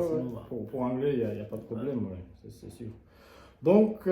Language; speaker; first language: French; non-native, learner; Kazakh